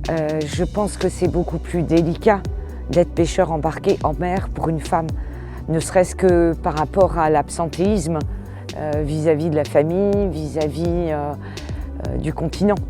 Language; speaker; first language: French; native; French